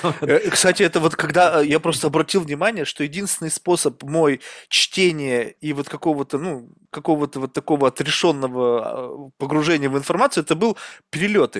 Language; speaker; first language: Russian; native; Russian